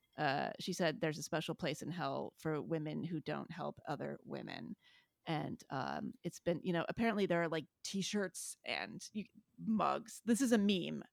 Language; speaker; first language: English; native; English